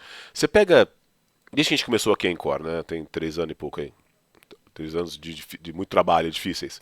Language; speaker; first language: Portuguese; native; Portuguese